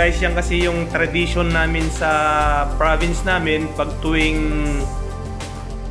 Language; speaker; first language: Filipino; non-native, local second language; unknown